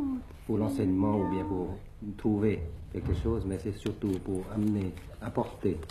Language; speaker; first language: French; early bilingual, other home language; Thai